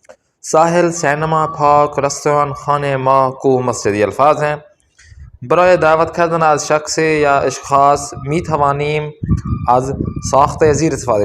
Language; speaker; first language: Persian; non-native, fluent; Urdu